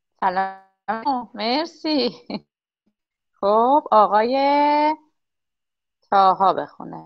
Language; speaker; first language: Persian; native; Persian